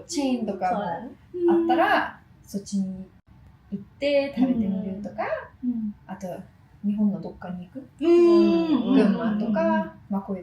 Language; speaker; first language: Japanese; non-native, fluent; English